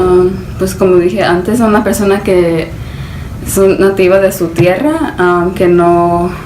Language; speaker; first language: Spanish; early bilingual, heritage; Spanish